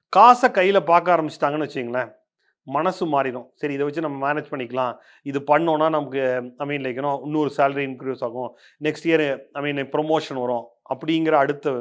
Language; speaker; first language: Tamil; native; Tamil